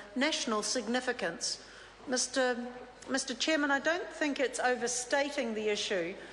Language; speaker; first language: English; native; English